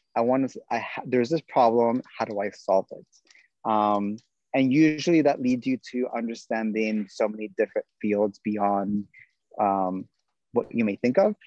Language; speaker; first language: English; native; English